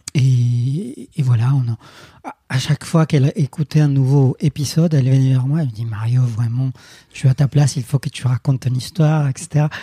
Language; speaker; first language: French; non-native, fluent; Spanish